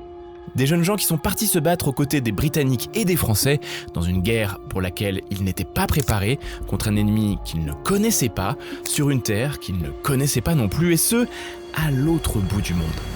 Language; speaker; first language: French; native; French